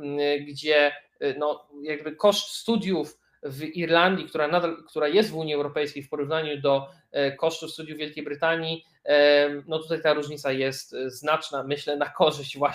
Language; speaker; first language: Polish; native; Polish